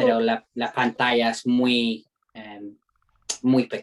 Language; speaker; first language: Spanish; non-native, learner; English